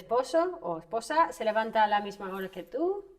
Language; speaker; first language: Spanish; non-native, fluent; English